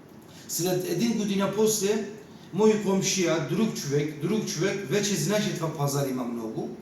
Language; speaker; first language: Bulgarian; non-native, learner; Turkish